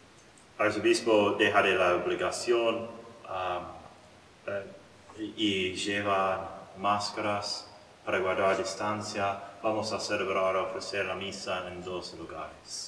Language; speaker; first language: Spanish; non-native, learner; English